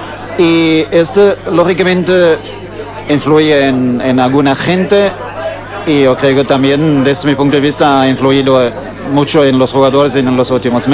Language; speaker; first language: Spanish; non-native, fluent; German